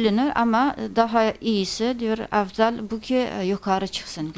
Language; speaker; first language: Turkish; non-native, fluent; Persian